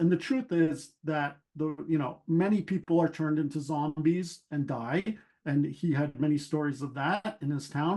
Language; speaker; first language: English; native; English